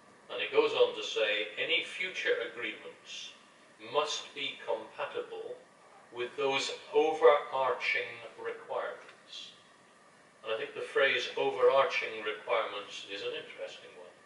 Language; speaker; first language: English; native; English